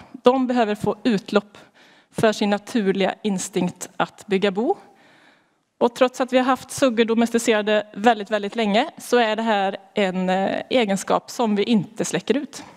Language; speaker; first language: Swedish; native; Swedish